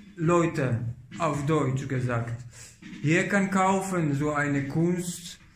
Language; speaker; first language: German; non-native, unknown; Polish